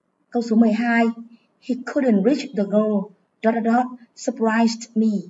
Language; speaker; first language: English; non-native, fluent; Vietnamese